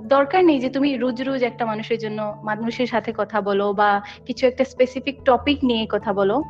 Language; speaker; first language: Bangla; non-native, local second language; Assamese